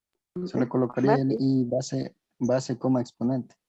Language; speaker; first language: Spanish; native; Spanish